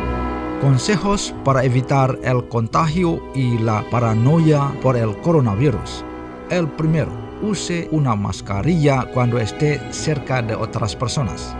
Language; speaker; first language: Spanish; non-native, fluent; Indonesian